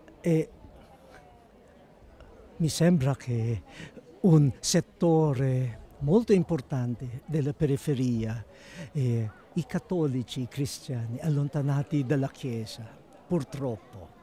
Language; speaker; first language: Italian; non-native, fluent; Filipino